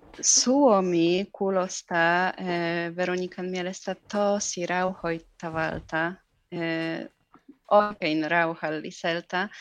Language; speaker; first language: Finnish; non-native, fluent; Polish